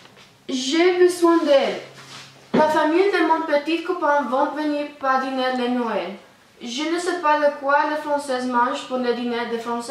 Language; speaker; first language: French; non-native, learner; English